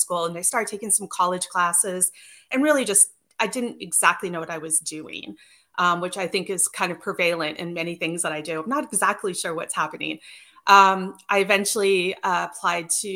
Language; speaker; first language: English; native; English